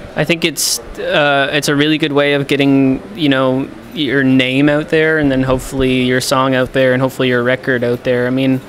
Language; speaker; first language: English; native; English